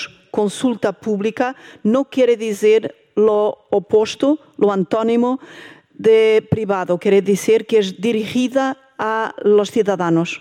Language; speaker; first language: Spanish; non-native, fluent; Portuguese